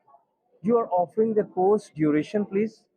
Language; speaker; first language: English; non-native, local second language; Urdu